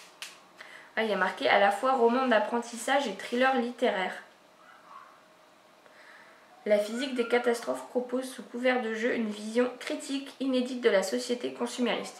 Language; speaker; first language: French; native; French